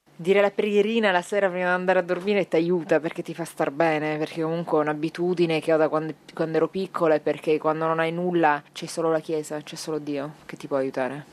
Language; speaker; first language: Italian; native; Italian